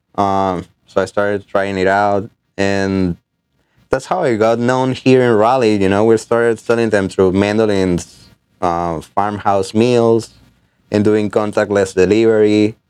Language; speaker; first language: English; non-native, fluent; Spanish